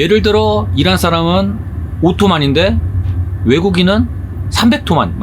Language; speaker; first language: Korean; native; Korean